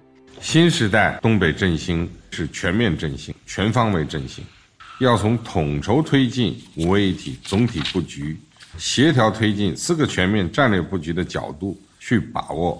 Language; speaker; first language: Chinese; native; Chinese